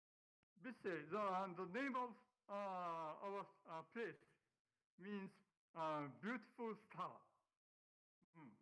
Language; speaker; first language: English; non-native, learner; Japanese